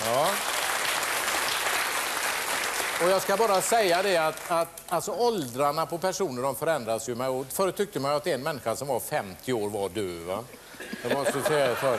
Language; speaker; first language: Swedish; native; Swedish